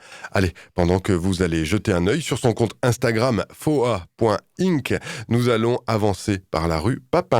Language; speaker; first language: French; native; French